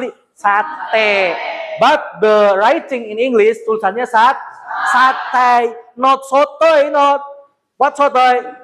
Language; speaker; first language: English; non-native, learner; Indonesian